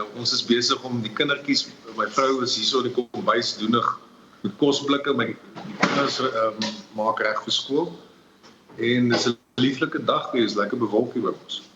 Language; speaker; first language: Afrikaans; native; Afrikaans